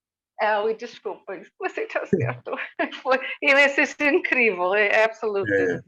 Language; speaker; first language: Portuguese; non-native, learner; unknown